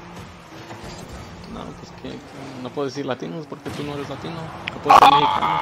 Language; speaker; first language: Spanish; early bilingual, heritage; Spanish